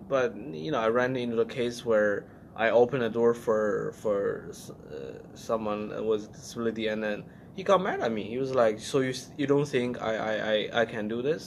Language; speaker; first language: English; non-native, fluent; Chinese